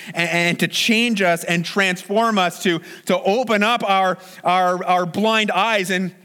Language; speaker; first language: English; native; English